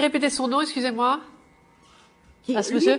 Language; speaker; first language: French; native; French